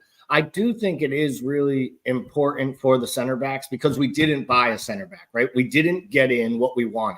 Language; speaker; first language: English; native; English